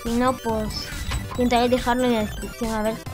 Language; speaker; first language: Spanish; native; Spanish